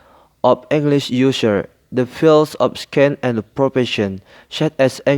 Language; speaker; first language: English; non-native, learner; Indonesian